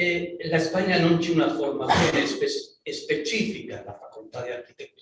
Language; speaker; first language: Italian; non-native, learner; Spanish